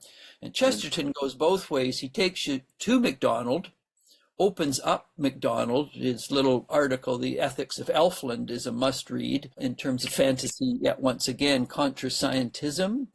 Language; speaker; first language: English; native; English